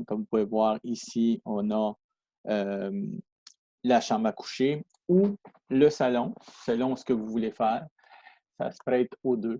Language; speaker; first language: French; non-native, fluent; Spanish